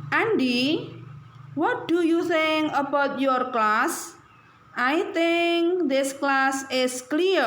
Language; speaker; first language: English; non-native, learner; Indonesian